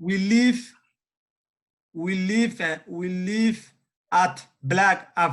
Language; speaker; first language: English; non-native, learner; Somali